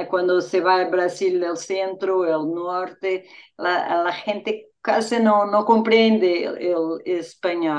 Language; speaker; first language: Spanish; non-native, fluent; Portuguese